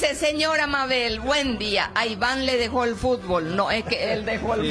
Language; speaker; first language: Spanish; native; Spanish